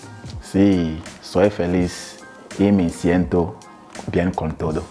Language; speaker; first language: Spanish; non-native, learner; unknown